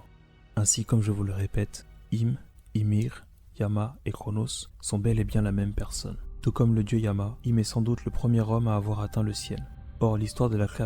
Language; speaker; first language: French; native; French